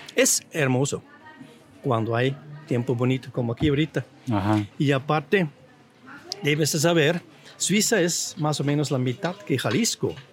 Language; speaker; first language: Spanish; non-native, fluent; Swiss German